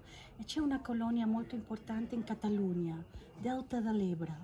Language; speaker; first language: Italian; non-native, fluent; Catalan